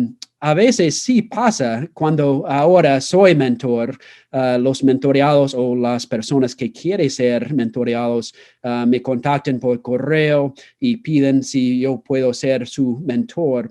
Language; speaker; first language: Spanish; non-native, fluent; English